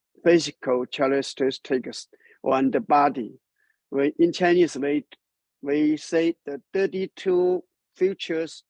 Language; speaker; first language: English; non-native, learner; Chinese